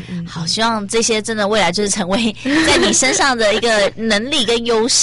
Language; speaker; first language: Chinese; native; Chinese